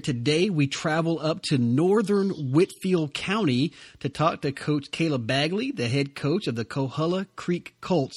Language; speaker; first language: English; native; English